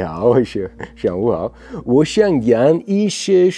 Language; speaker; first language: Chinese; non-native, learner; German